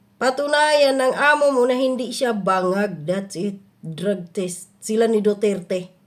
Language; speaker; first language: Filipino; native; Filipino